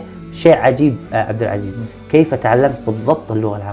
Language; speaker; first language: Arabic; native; Arabic